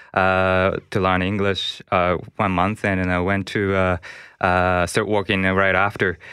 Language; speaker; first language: English; non-native, learner; Japanese